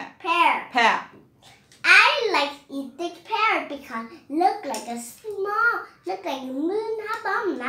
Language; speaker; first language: English; non-native, learner; Vietnamese